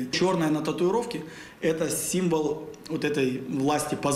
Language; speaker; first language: Russian; native; Russian